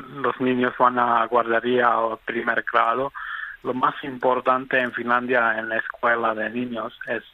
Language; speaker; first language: Spanish; non-native, fluent; Finnish